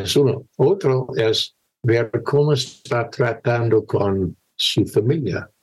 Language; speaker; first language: Spanish; non-native, fluent; English